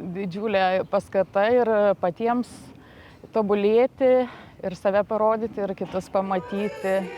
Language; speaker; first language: Lithuanian; native; Lithuanian